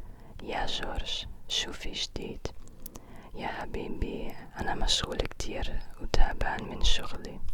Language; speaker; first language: Arabic; non-native, learner; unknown